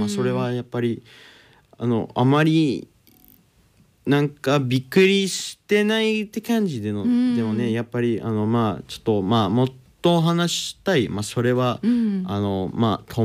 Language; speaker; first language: Japanese; non-native, learner; English